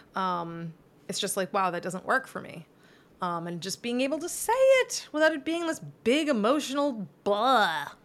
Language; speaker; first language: English; native; English